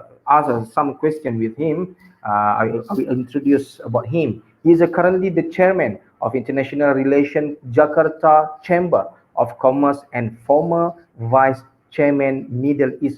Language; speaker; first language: English; non-native, local second language; Malay